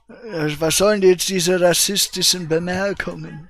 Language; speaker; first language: German; native; German